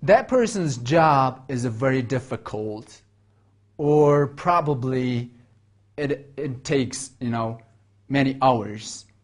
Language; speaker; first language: English; non-native, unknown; Mongolian